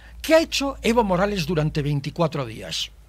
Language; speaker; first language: Spanish; native; Spanish